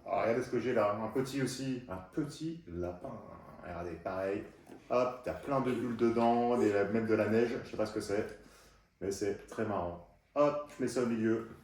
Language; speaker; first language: French; native; French